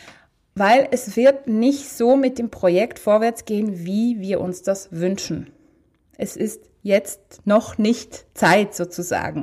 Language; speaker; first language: German; native; German